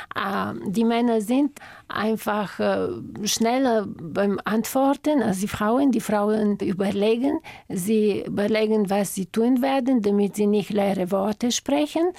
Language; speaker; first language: German; non-native, fluent; Bulgarian